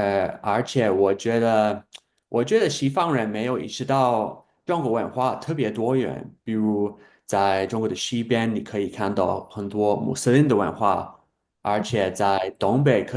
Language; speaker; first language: Chinese; non-native, fluent; English